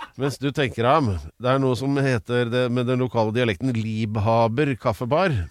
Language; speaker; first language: Norwegian; native; Norwegian